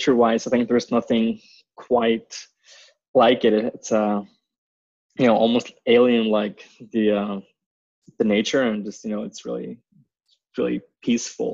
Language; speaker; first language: English; non-native, fluent; Icelandic